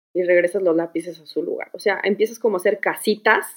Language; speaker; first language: Spanish; native; Spanish